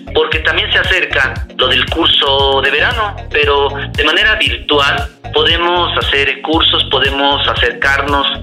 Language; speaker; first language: Spanish; non-native, local second language; Nahuatl languages